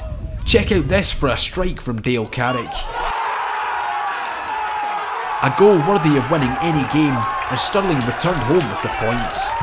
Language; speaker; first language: English; native; English